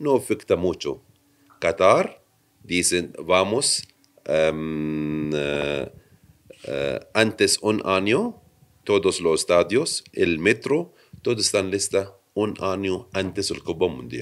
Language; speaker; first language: Spanish; non-native, learner; Arabic